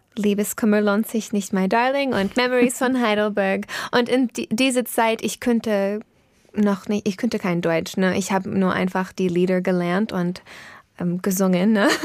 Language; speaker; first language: German; non-native, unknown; English